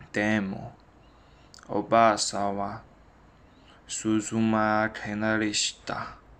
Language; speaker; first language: Japanese; non-native, learner; Chinese